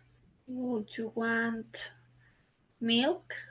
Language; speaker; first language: English; non-native, learner; Spanish